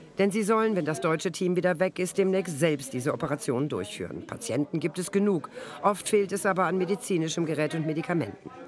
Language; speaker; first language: German; native; German